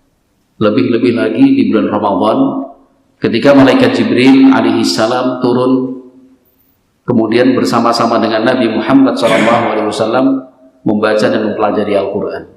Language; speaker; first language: Indonesian; native; Indonesian